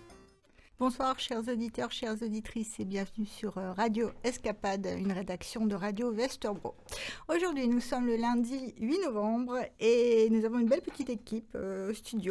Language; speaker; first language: French; native; French